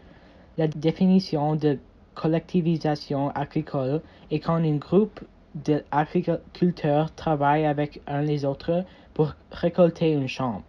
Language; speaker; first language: French; non-native, learner; English